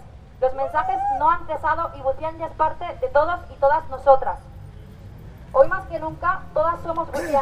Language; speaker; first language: Spanish; native; Spanish